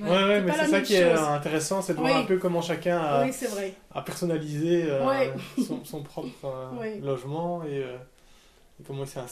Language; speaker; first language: French; native; French